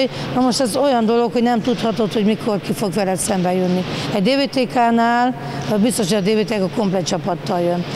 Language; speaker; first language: Hungarian; native; Hungarian